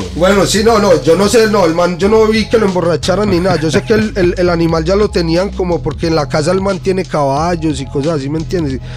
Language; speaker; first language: Spanish; native; Spanish